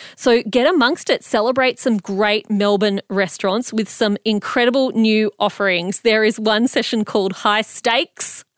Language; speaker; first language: English; early bilingual, other home language; Hindi